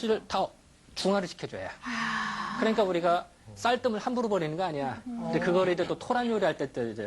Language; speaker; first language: Korean; native; Korean